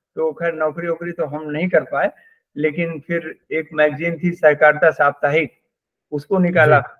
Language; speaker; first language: Hindi; native; Hindi